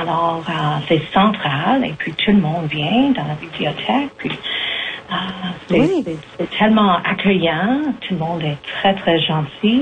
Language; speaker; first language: French; native; French